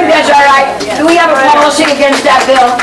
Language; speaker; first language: English; native; English